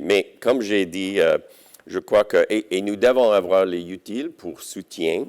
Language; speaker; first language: French; non-native, local second language; English